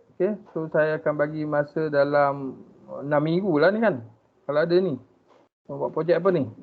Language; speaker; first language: Malay; native; Malay